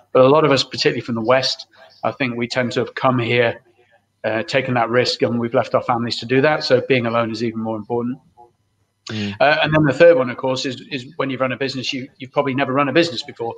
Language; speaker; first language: English; native; English